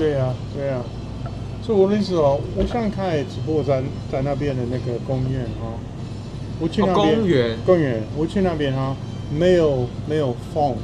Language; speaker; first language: Chinese; non-native, fluent; English